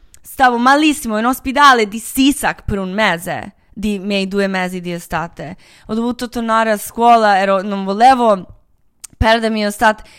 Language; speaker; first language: Italian; non-native, fluent; Croatian